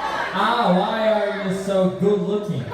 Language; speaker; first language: English; non-native, learner; Korean